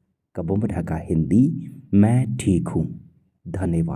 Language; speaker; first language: Hindi; non-native, local second language; Khasi